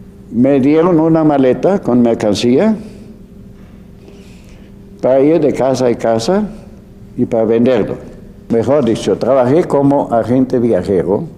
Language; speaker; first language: Spanish; non-native, fluent; German